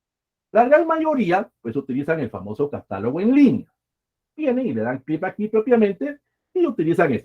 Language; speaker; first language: Spanish; native; Spanish